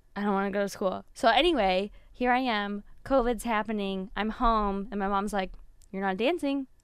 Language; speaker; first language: English; native; English